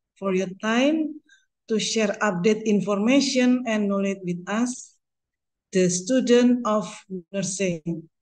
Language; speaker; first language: English; non-native, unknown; Indonesian